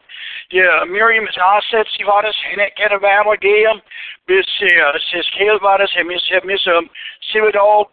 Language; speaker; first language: German; early bilingual, heritage; Pennsylvania German